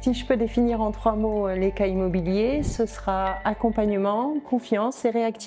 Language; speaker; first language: French; native; French